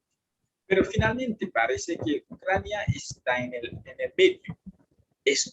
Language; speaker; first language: Spanish; non-native, fluent; French